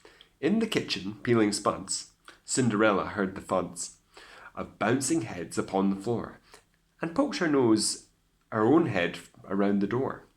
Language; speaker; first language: English; native; English